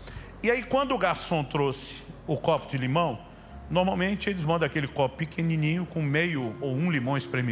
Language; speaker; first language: Portuguese; native; Portuguese